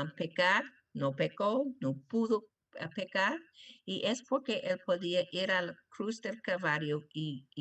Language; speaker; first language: Spanish; non-native, learner; English